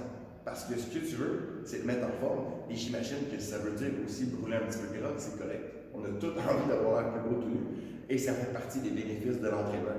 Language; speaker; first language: French; native; French